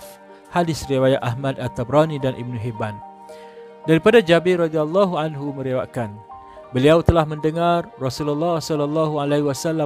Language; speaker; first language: Malay; native; Malay